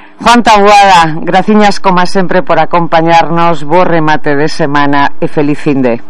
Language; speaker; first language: Galician; native; Galician